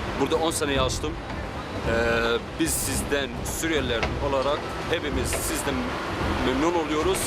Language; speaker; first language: Turkish; non-native, learner; Arabic